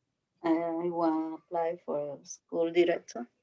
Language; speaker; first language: English; non-native, learner; Spanish